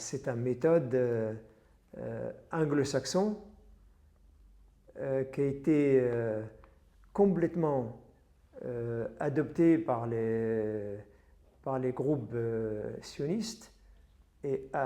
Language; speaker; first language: French; non-native, fluent; Arabic